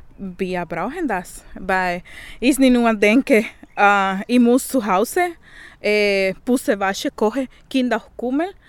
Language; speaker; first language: German; non-native, learner; Spanish